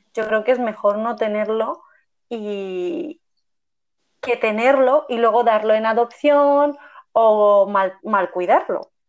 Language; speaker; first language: Spanish; non-native, fluent; Armenian